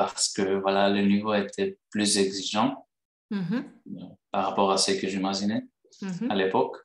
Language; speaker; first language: French; non-native, fluent; Greek